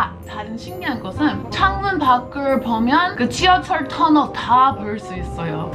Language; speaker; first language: Korean; non-native, fluent; English